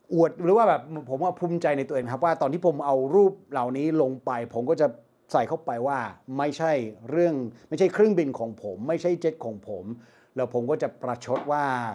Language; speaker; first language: Thai; non-native, fluent; English